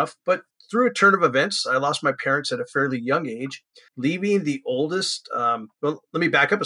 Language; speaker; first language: English; native; English